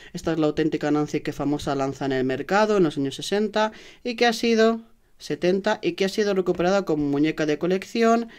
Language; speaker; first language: Spanish; native; Spanish